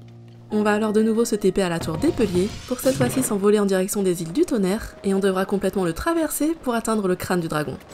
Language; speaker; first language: French; native; French